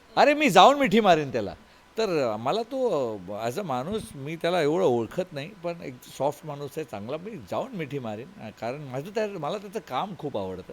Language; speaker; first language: Marathi; non-native, local second language; Tulu